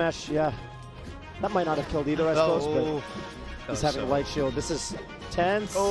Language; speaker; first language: English; native; English